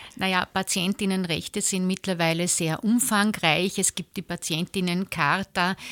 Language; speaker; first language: German; native; German